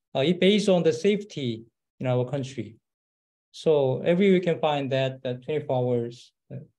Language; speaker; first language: English; non-native, learner; Korean